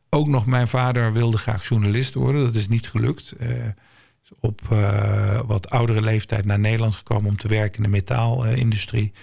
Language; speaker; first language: Dutch; early bilingual, other home language; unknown